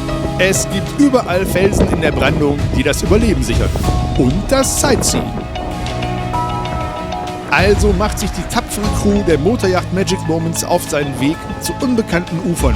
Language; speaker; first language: German; native; German